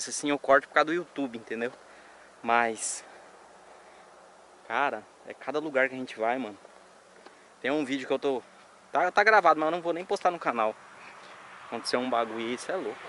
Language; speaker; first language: Portuguese; native; Portuguese